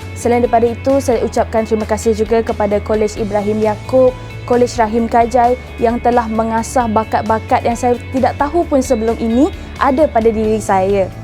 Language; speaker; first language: Malay; non-native, local second language; Iban